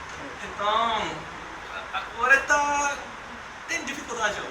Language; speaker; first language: Portuguese; non-native, learner; Japanese